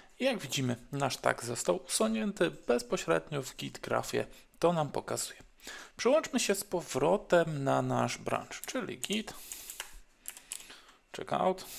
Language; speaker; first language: Polish; native; Polish